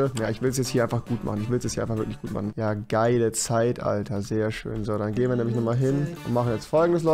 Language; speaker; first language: German; native; German